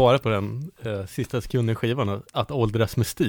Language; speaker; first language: Swedish; native; Swedish